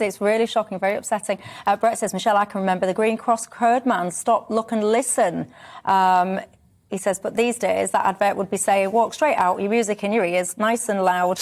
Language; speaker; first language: English; native; English